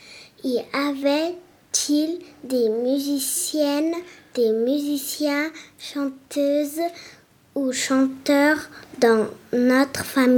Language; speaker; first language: French; early bilingual, other home language; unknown